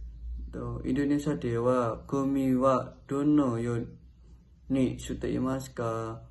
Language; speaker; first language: Japanese; non-native, learner; Indonesian